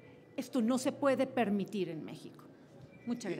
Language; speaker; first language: Spanish; native; Spanish